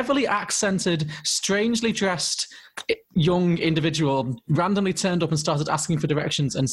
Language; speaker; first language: English; native; English